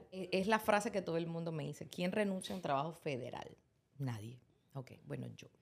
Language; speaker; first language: Spanish; native; Spanish